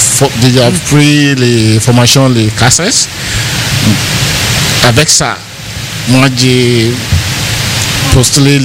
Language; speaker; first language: French; non-native, learner; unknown